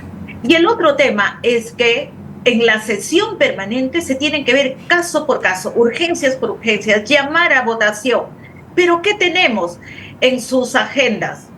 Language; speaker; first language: Spanish; native; Spanish